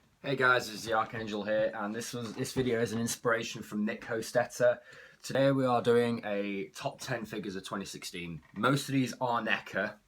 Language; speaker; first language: English; native; English